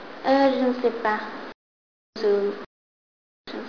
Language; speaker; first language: French; non-native, learner; English